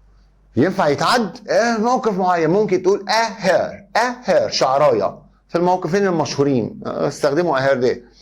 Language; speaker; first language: Arabic; native; Arabic